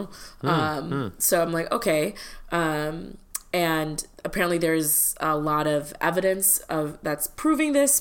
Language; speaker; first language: English; early bilingual, other home language; Malayalam